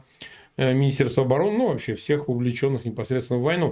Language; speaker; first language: Russian; native; Russian